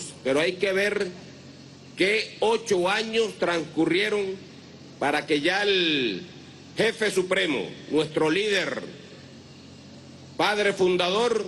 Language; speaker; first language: Spanish; native; Spanish